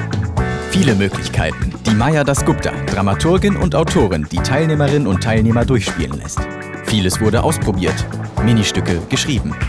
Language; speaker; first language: German; native; German